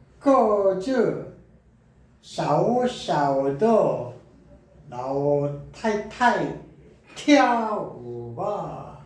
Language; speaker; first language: Korean; native; Korean